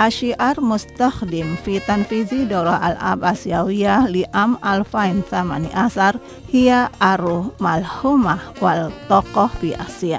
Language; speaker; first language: Arabic; non-native, fluent; Indonesian